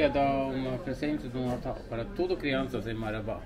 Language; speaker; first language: Portuguese; non-native, learner; Norwegian